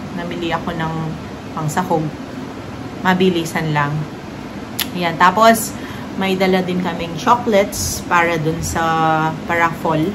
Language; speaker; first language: Filipino; non-native, local second language; Pampanga